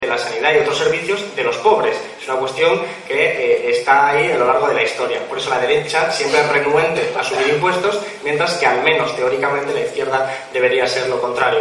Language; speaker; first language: Spanish; native; Spanish